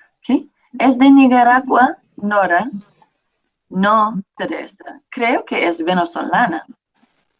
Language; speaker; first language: Spanish; non-native, fluent; English